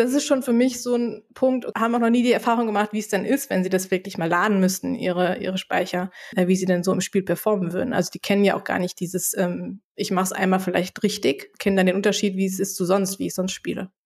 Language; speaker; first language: German; native; German